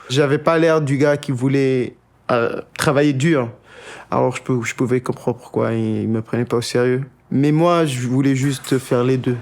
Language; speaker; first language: French; non-native, local second language; Arabic